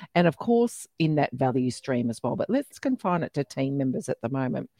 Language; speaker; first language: English; native; English